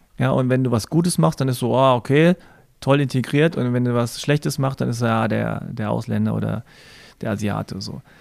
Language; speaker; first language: German; native; German